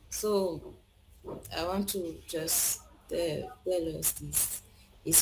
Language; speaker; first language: English; non-native, learner; French